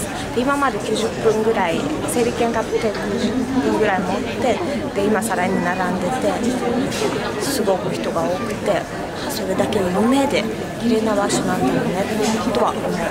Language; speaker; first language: Japanese; non-native, fluent; Russian